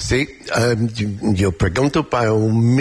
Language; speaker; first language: Spanish; non-native, learner; English